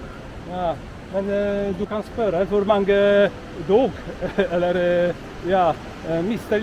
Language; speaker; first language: Swedish; non-native, fluent; Polish